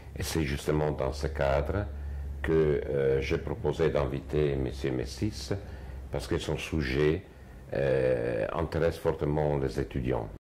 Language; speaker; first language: French; non-native, fluent; Italian